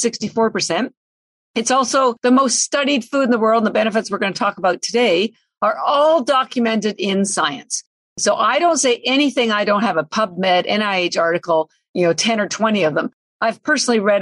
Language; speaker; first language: English; native; English